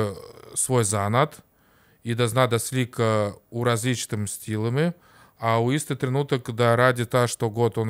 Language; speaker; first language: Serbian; non-native, learner; Russian